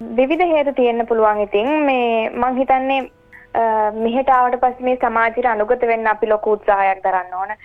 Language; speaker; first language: Sinhala; early bilingual, heritage; Sinhala